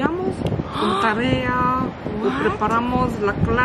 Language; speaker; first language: Spanish; non-native, learner; Korean